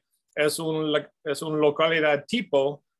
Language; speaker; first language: Spanish; non-native, fluent; English